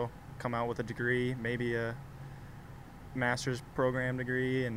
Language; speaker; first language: English; native; English